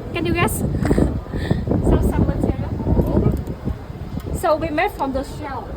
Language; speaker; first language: English; non-native, learner; Vietnamese